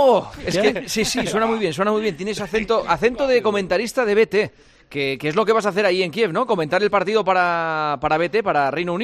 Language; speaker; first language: Spanish; native; Spanish